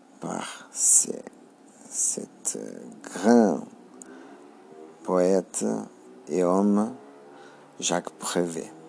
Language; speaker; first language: French; non-native, learner; Portuguese